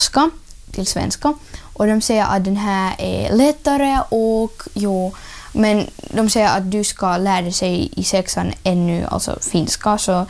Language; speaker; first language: Swedish; non-native, learner; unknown